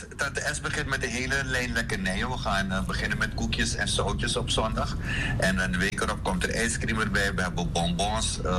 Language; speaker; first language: Dutch; native; Dutch